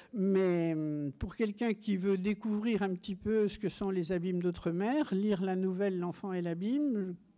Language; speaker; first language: French; native; French